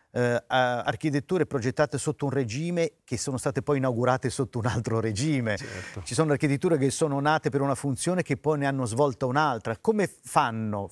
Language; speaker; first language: Italian; native; Italian